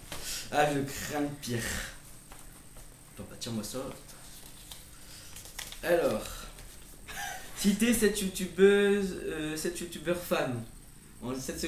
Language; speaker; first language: French; native; French